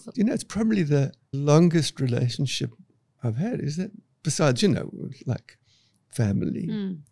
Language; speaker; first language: English; native; English